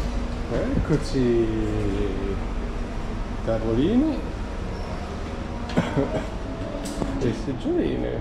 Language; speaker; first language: Italian; native; Italian